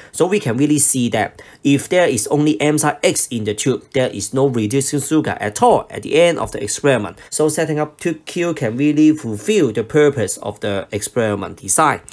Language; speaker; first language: English; non-native, local second language; Cantonese